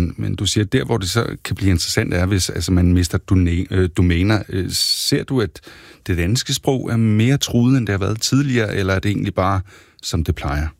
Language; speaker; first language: Danish; native; Danish